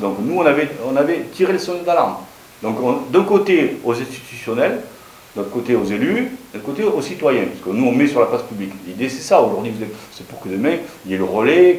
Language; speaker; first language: French; native; French